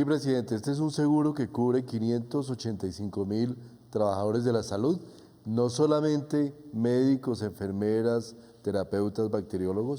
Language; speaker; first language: Spanish; native; Spanish